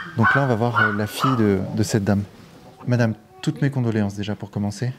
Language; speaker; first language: French; native; French